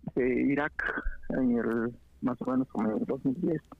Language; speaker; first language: Spanish; native; Spanish